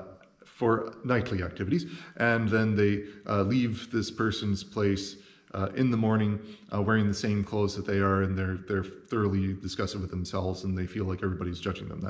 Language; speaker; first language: English; native; English